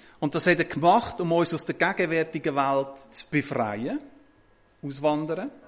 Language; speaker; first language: German; native; German